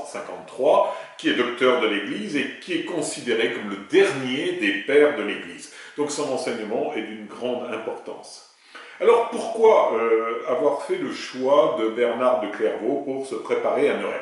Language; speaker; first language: French; native; French